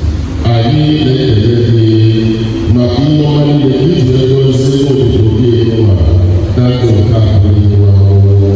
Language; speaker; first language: Igbo; native; Igbo